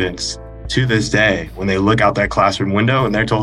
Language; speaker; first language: English; native; English